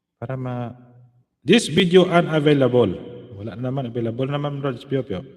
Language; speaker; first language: Filipino; non-native, local second language; Hiligaynon